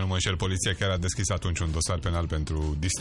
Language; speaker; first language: Romanian; native; Romanian